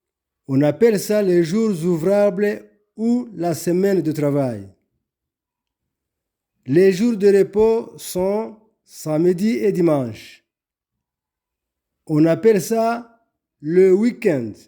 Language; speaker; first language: French; non-native, local second language; Kinyarwanda